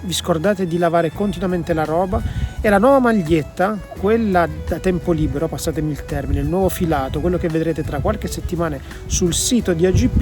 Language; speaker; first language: Italian; native; Italian